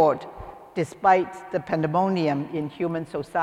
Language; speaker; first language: English; non-native, local second language; Cantonese